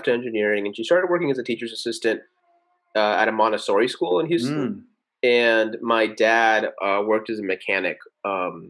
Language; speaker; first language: English; early bilingual, other home language; Spanish